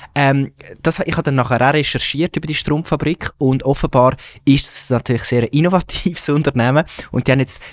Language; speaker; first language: German; native; German